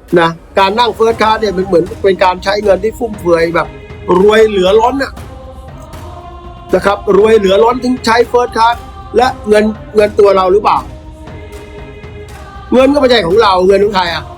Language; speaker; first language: Thai; native; Thai